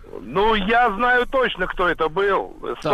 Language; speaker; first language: Russian; native; Russian